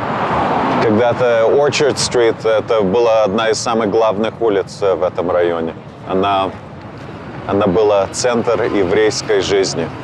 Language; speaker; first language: Russian; early bilingual, heritage; Russian